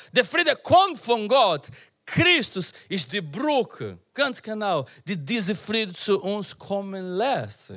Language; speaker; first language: German; non-native, learner; Portuguese